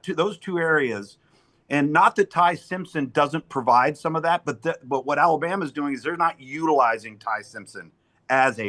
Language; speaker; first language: English; native; English